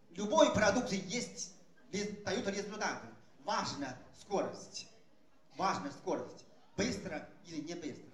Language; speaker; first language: Russian; non-native, fluent; Chinese